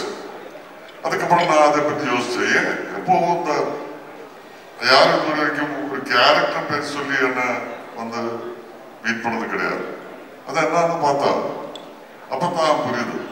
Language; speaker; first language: Tamil; non-native, fluent; Malayalam